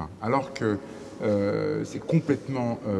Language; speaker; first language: French; native; French